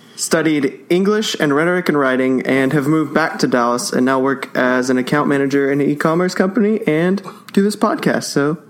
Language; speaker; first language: English; native; English